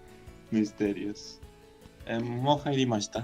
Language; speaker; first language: Japanese; non-native, learner; Spanish